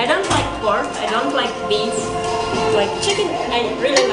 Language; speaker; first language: English; non-native, learner; Russian